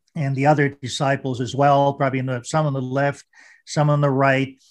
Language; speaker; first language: English; non-native, fluent; German